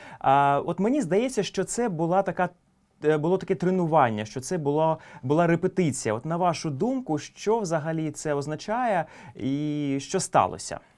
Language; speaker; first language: Ukrainian; native; Ukrainian